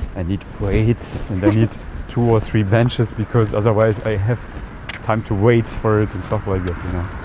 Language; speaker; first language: English; non-native, fluent; German